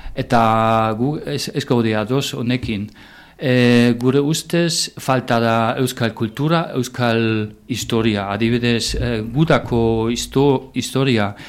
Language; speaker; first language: Basque; non-native, fluent; German